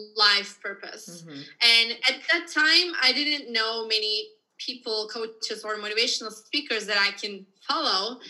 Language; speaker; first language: English; non-native, fluent; Turkish